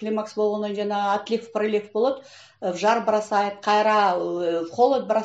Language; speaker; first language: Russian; non-native, local second language; Kyrgyz